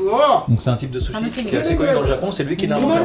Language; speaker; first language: French; native; French